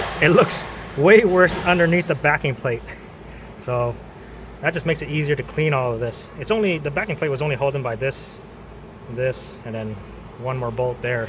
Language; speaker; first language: English; native; English